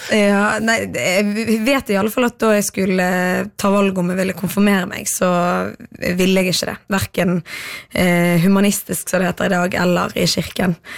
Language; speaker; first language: Norwegian; native; Norwegian